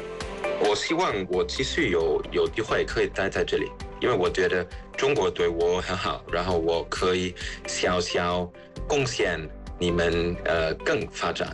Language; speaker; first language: Chinese; non-native, fluent; German